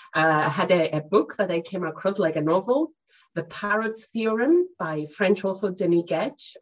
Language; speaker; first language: English; non-native, fluent; Greek